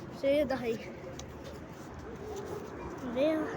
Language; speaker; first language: Turkish; early bilingual, heritage; Turkish